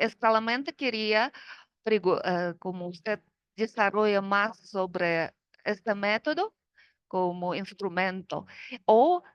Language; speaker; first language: Spanish; non-native, fluent; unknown